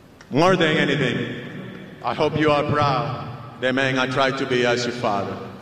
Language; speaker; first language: English; non-native, fluent; Spanish